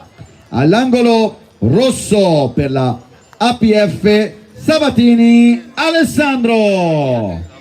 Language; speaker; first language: Italian; native; Italian